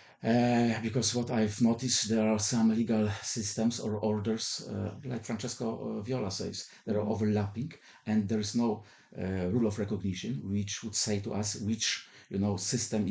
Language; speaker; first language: English; non-native, fluent; Polish